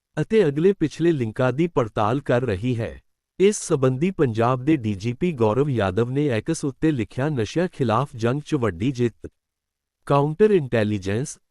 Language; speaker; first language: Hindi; non-native, local second language; Punjabi